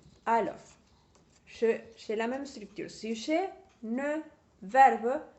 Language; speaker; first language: French; non-native, fluent; Spanish